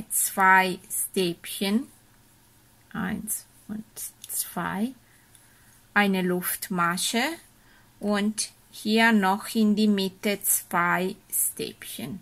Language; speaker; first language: German; non-native, fluent; Italian